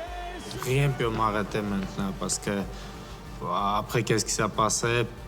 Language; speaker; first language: French; non-native, learner; Armenian